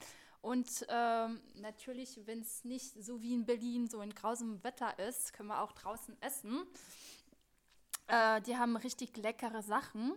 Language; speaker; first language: German; non-native, fluent; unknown